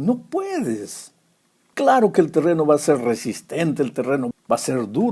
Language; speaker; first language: Spanish; native; Spanish